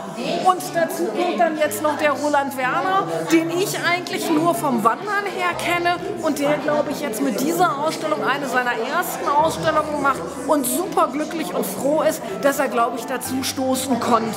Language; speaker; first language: German; native; German